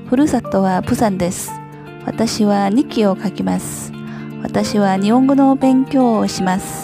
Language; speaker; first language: Japanese; non-native, learner; Korean